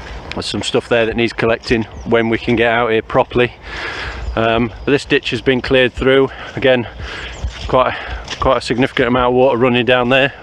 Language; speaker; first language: English; native; English